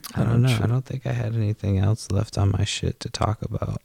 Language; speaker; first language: English; native; English